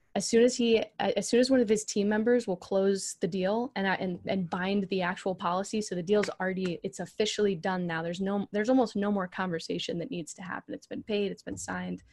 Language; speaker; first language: English; native; English